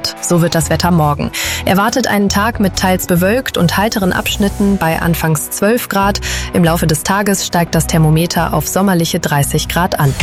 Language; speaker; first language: German; native; German